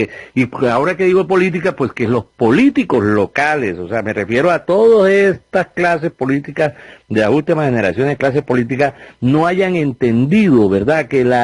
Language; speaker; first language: Spanish; native; Spanish